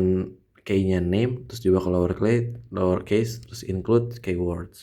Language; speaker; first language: Indonesian; native; Indonesian